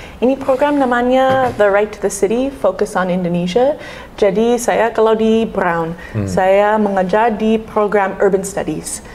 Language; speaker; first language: Indonesian; non-native, fluent; English